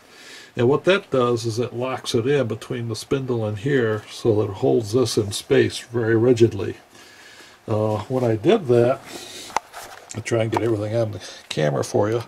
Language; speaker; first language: English; native; English